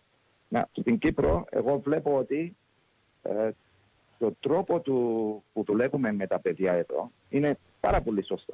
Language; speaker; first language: Greek; early bilingual, heritage; English